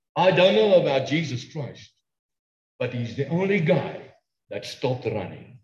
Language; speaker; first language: English; non-native, local second language; Afrikaans